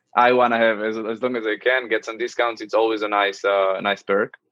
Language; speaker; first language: English; non-native, fluent; Hebrew